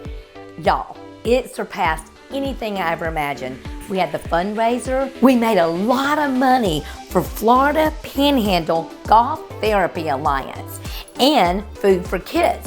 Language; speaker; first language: English; native; English